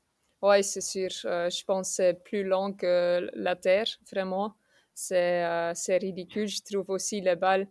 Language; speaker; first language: French; non-native, local second language; Dutch